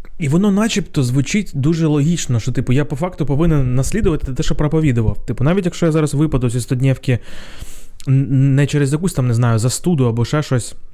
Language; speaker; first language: Ukrainian; non-native, local second language; Russian